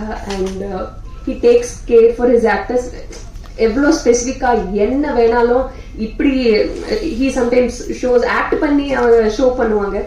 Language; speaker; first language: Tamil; non-native, learner; Telugu